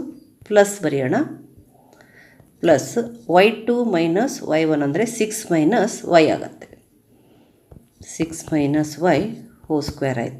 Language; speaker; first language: Kannada; native; Kannada